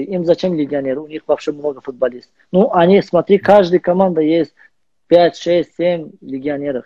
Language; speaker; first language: Russian; non-native, learner; Azerbaijani